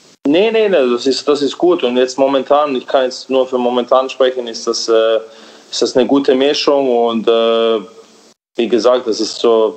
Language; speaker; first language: German; early bilingual, other home language; Serbian